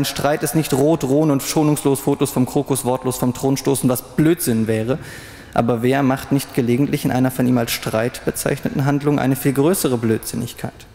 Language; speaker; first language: German; native; German